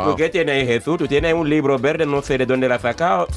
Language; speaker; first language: Spanish; non-native, fluent; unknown